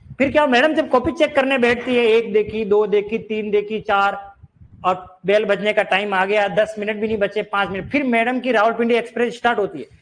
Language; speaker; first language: Hindi; native; Hindi